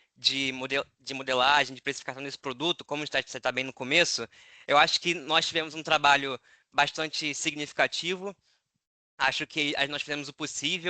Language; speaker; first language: Portuguese; native; Portuguese